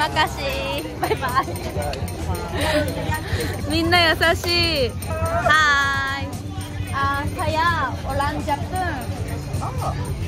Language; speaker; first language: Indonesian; non-native, learner; Japanese